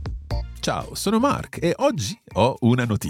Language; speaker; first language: Italian; non-native, fluent; English